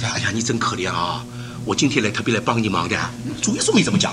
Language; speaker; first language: Chinese; native; Chinese